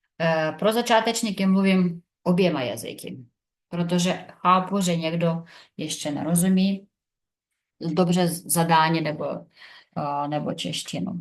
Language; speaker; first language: Czech; non-native, fluent; Ukrainian